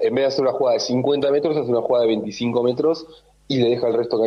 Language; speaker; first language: Spanish; native; Spanish